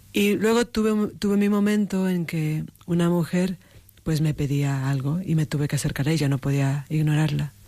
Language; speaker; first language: Spanish; native; Spanish